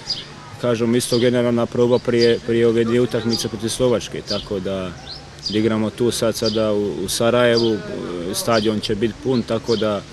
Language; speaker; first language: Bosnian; early bilingual, heritage; Bosnian